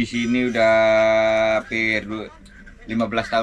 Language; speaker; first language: Indonesian; native; Indonesian